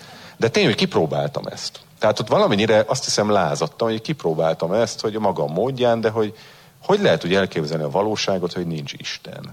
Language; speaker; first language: Hungarian; native; Hungarian